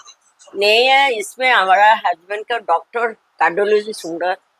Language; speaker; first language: Hindi; non-native, local second language; Bangla